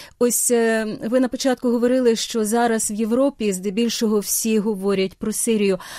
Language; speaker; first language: Ukrainian; native; Ukrainian